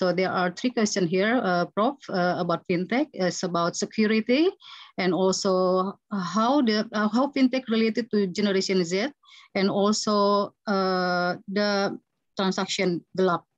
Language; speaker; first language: English; non-native, fluent; Indonesian